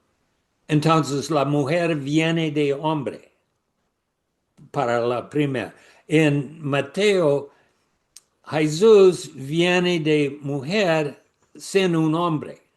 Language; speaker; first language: Spanish; non-native, learner; English